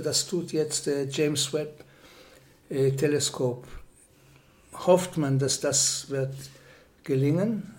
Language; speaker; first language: German; non-native, fluent; Hebrew